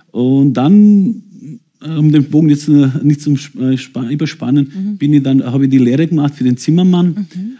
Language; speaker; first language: German; non-native, fluent; Bosnian